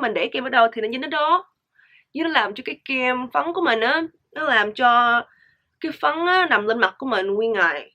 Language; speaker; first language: Vietnamese; early bilingual, heritage; Vietnamese